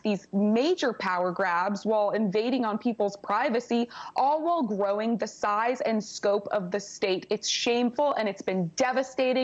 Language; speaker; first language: English; native; English